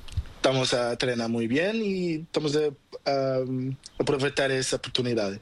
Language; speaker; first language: Spanish; non-native, fluent; Portuguese